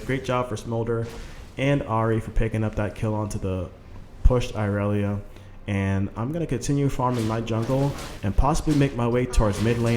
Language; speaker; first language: English; native; English